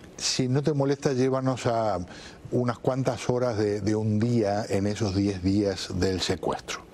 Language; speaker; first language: Spanish; native; Spanish